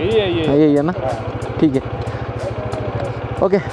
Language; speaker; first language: Hindi; non-native, local second language; Malayalam